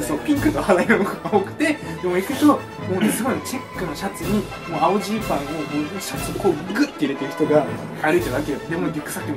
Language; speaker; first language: Japanese; native; Japanese